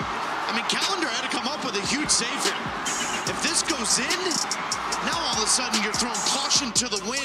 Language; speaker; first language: English; native; English